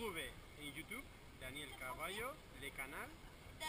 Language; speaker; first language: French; non-native, learner; Spanish